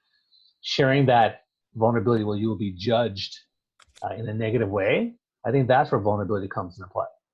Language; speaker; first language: English; native; English